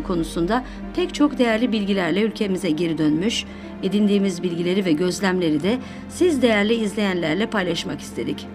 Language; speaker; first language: Turkish; native; Turkish